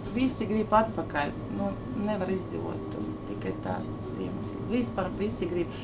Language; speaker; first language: Latvian; non-native, local second language; Russian